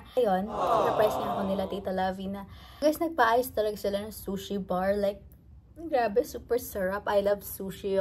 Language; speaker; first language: Filipino; native; Filipino